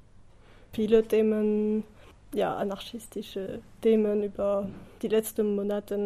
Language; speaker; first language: German; non-native, learner; French